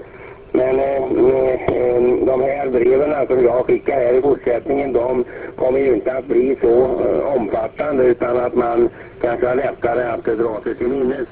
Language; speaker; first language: Swedish; native; Swedish